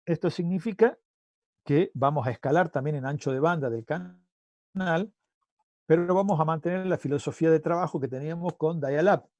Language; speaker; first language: Spanish; native; Spanish